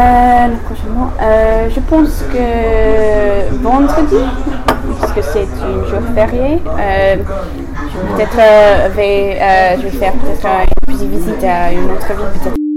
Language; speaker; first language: French; non-native, learner; English